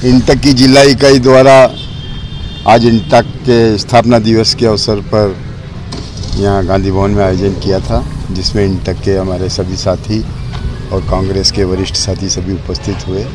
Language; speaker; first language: Hindi; native; Hindi